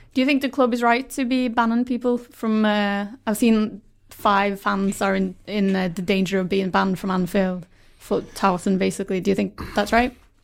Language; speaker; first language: English; non-native, fluent; Norwegian